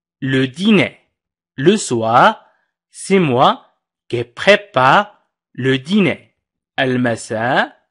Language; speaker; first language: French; non-native, fluent; Arabic